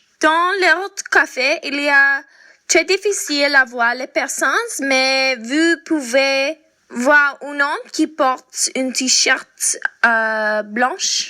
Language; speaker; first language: French; non-native, learner; English